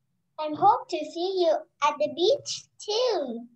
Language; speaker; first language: English; non-native, learner; Vietnamese